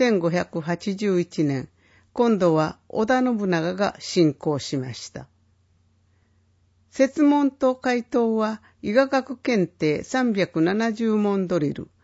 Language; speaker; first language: Japanese; native; Japanese